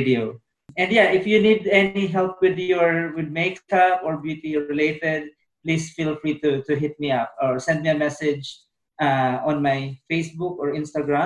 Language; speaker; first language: English; non-native, local second language; Bikol